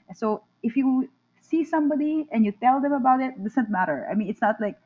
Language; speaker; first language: English; non-native, local second language; Filipino